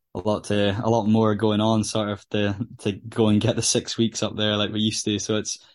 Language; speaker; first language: English; native; English